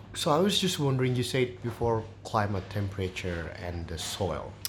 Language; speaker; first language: English; non-native, fluent; Indonesian